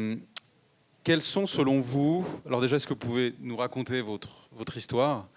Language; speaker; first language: French; native; French